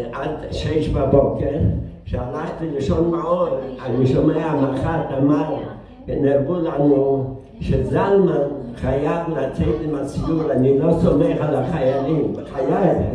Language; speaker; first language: Hebrew; non-native, fluent; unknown